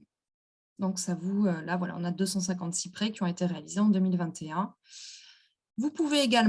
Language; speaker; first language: French; native; French